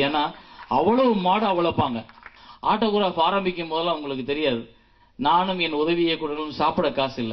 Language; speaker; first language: Tamil; native; Tamil